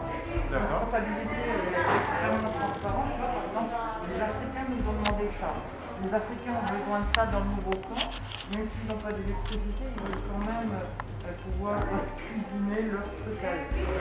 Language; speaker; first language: French; native; French